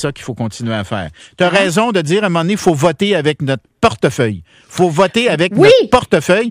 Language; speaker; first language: French; native; French